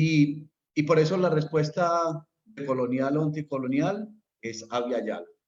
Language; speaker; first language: Spanish; native; Spanish